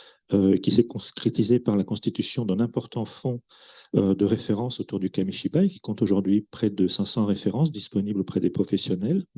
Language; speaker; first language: French; native; French